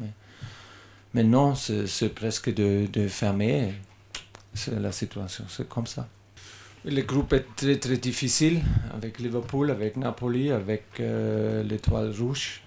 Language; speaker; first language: French; non-native, learner; German